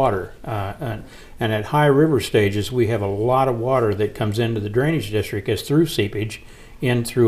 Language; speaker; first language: English; native; English